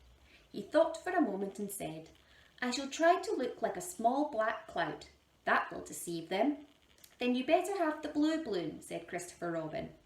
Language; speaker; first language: English; native; English